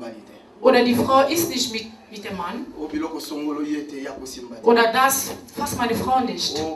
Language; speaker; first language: German; non-native, learner; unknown